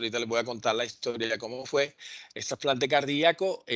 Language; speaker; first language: Spanish; native; Spanish